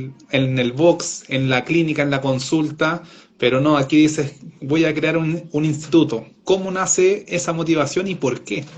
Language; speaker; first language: Spanish; native; Spanish